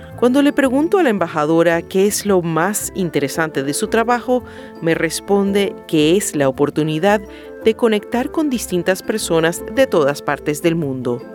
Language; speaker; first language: Spanish; native; Spanish